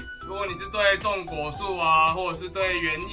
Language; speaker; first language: Chinese; native; Chinese